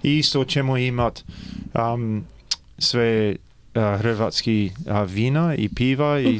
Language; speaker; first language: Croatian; early bilingual, heritage; Croatian